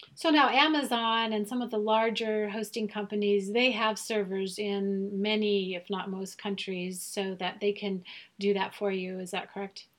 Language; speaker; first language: English; non-native, fluent; German